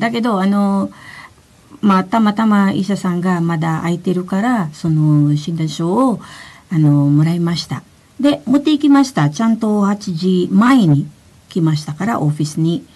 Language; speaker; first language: Japanese; non-native, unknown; Filipino